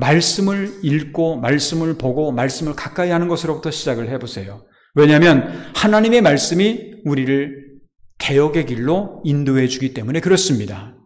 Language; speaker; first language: Korean; native; Korean